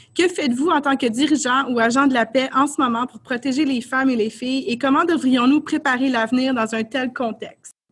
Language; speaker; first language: French; non-native, learner; English